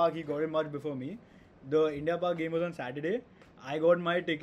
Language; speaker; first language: English; non-native, local second language; Hindi